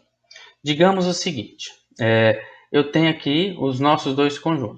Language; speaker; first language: Portuguese; native; Portuguese